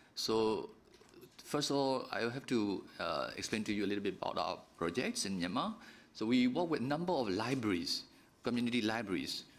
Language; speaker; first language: English; non-native, fluent; Burmese